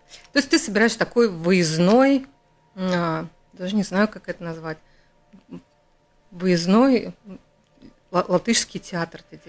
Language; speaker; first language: Russian; native; Russian